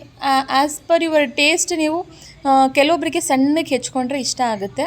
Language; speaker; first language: Kannada; native; Kannada